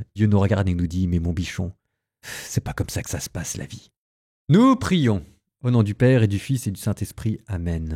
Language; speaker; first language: French; native; French